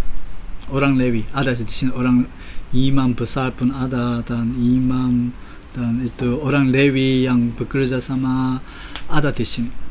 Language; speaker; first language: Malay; non-native, fluent; Korean